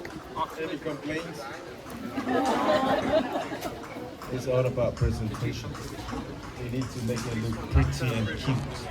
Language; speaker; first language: English; non-native, local second language; Samoan